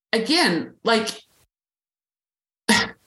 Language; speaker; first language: English; native; English